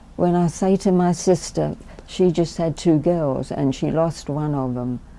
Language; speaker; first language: English; native; English